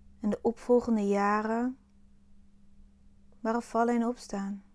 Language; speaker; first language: Dutch; native; Dutch